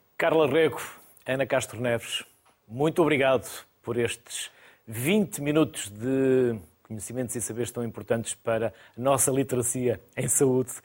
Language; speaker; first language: Portuguese; native; Portuguese